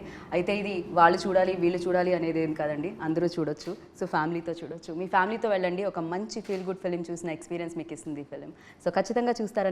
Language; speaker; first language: Telugu; native; Telugu